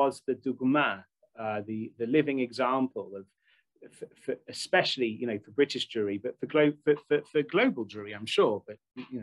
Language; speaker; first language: English; native; English